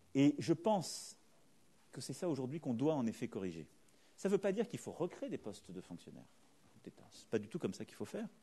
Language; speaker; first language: French; native; French